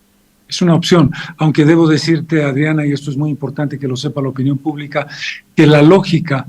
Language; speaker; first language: Spanish; native; Spanish